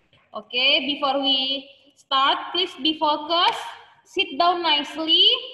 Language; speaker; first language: English; non-native, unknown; Indonesian